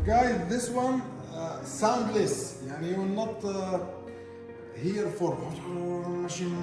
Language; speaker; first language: English; non-native, learner; Arabic